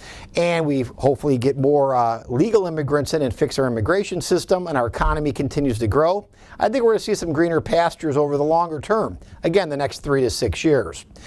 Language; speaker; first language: English; native; English